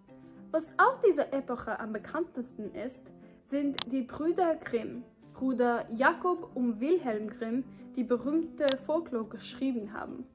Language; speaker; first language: German; non-native, fluent; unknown